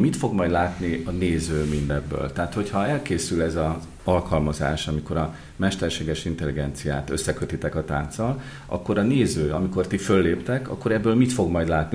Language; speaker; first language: Hungarian; native; Hungarian